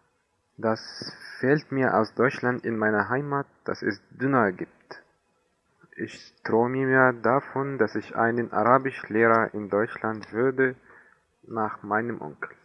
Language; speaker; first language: German; non-native, learner; Arabic